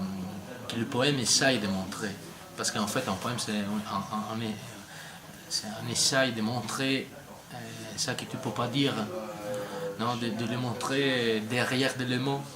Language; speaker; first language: French; non-native, learner; Italian